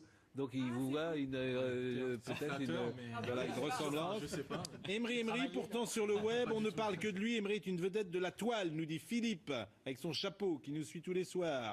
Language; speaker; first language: French; native; French